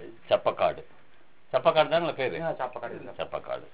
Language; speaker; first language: Tamil; native; Tamil